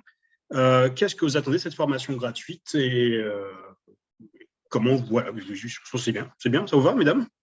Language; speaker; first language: French; native; French